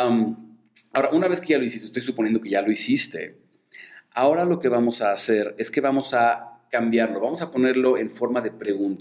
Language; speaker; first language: Spanish; native; Spanish